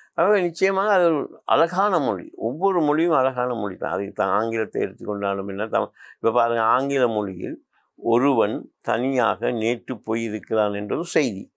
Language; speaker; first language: Tamil; non-native, local second language; Memoni